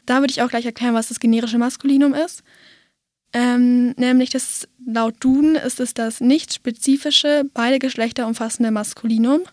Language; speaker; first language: German; native; German